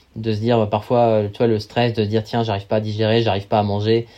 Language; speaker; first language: French; native; French